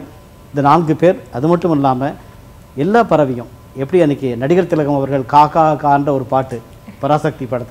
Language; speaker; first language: Tamil; native; Tamil